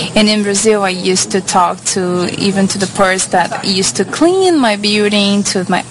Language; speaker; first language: English; non-native, fluent; Portuguese